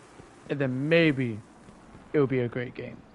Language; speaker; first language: English; native; English